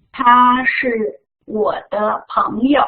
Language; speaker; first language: Chinese; non-native, fluent; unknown